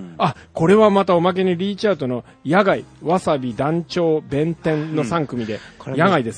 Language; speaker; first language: Japanese; native; Japanese